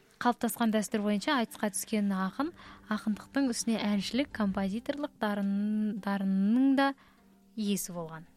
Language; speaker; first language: Kazakh; native; Kazakh